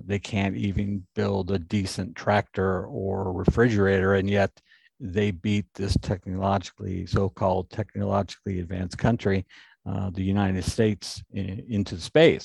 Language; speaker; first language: English; native; English